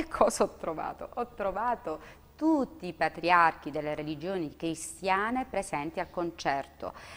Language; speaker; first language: Italian; native; Italian